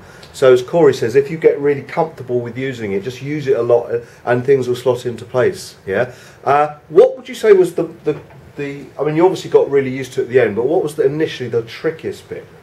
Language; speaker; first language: English; native; English